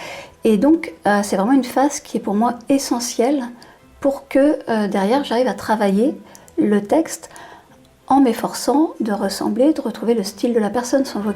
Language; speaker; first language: French; native; French